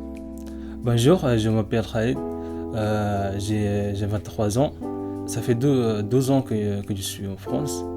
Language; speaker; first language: French; non-native, learner; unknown